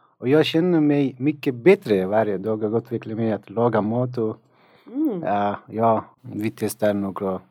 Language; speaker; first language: Swedish; non-native, learner; Persian